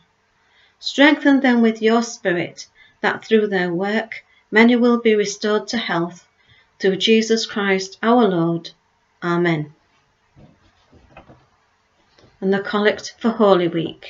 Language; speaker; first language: English; native; English